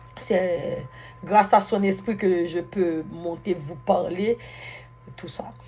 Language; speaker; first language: French; non-native, local second language; Haitian Creole